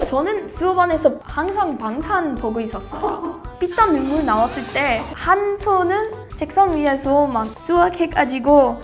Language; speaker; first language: Korean; non-native, learner; English